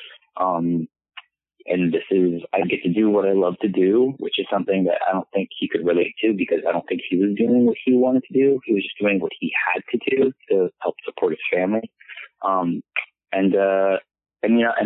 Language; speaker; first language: English; native; English